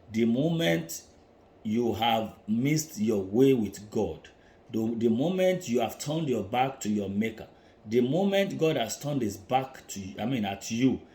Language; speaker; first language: English; non-native, local second language; Yoruba